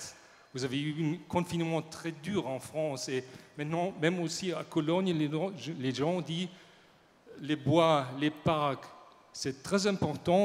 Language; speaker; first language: French; non-native, learner; German